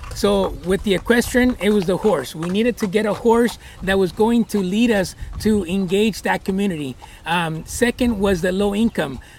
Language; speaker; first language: English; early bilingual, other home language; Spanish